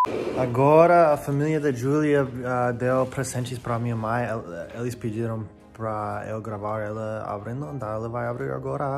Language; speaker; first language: Portuguese; non-native, fluent; English